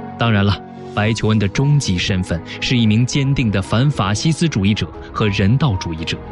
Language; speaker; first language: Chinese; native; Chinese